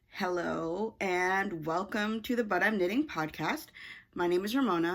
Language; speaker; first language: English; native; English